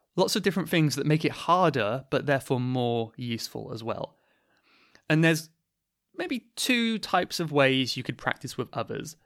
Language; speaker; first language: English; native; English